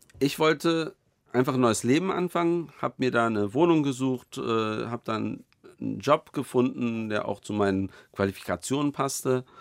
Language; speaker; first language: German; native; German